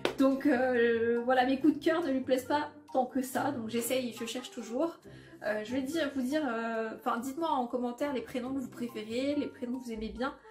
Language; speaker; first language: French; early bilingual, other home language; Polish